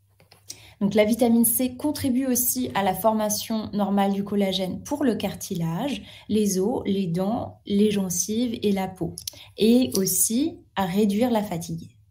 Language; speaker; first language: French; native; French